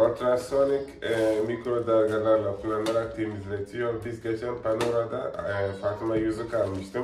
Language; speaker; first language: Turkish; native; Turkish